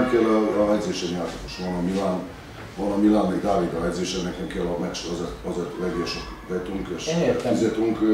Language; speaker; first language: Hungarian; non-native, learner; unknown